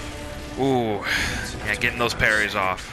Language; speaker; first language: English; native; English